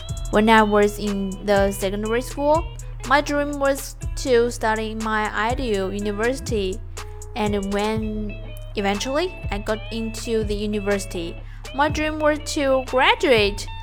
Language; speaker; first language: English; non-native, fluent; Chinese